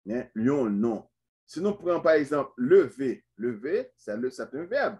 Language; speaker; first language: French; non-native, local second language; Haitian Creole